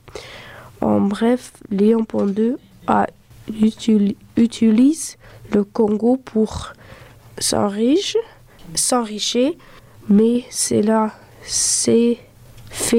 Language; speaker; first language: French; early bilingual, other home language; Dutch